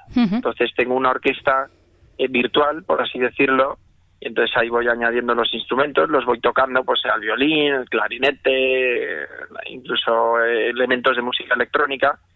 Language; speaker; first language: Spanish; native; Spanish